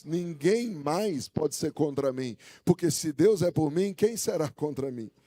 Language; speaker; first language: Portuguese; native; Portuguese